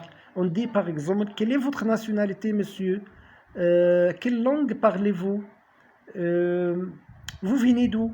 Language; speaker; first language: French; non-native, fluent; Arabic